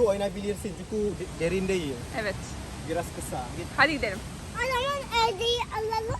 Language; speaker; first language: Turkish; non-native, learner; Indonesian